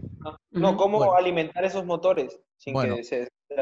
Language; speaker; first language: Spanish; native; Spanish